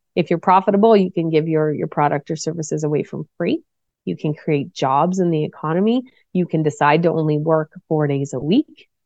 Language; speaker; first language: English; native; English